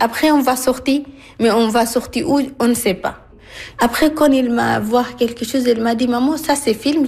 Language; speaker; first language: French; non-native, learner; Arabic